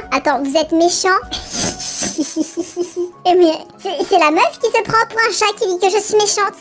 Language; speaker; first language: French; early bilingual, other home language; Polish